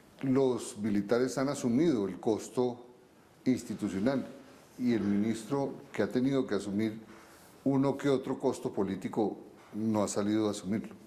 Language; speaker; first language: Spanish; native; Spanish